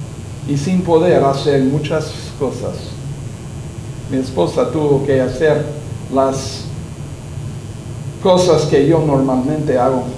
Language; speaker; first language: Spanish; non-native, learner; English